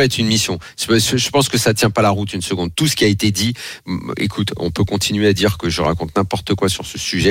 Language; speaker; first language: French; native; French